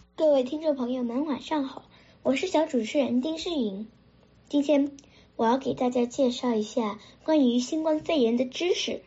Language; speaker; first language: Chinese; early bilingual, heritage; Chinese